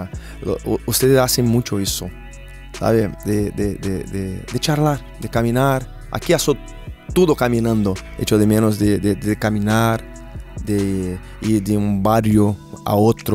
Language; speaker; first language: Spanish; non-native, fluent; Portuguese